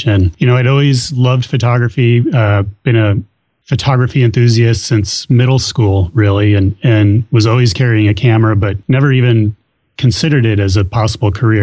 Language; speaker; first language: English; native; English